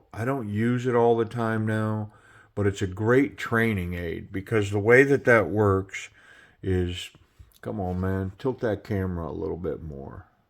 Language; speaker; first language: English; native; English